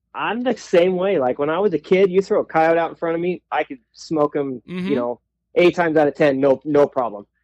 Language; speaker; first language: English; native; English